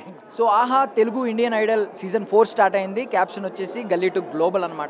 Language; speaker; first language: Telugu; native; Telugu